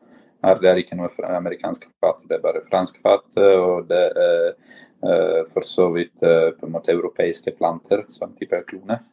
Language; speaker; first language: Norwegian; non-native, fluent; Italian